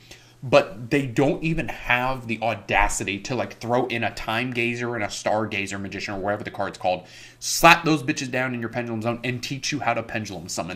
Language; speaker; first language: English; native; English